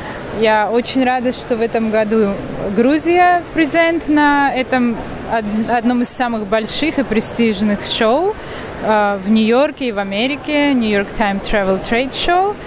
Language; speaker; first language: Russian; non-native, local second language; Georgian